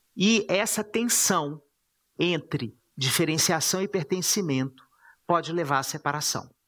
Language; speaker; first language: Portuguese; native; Portuguese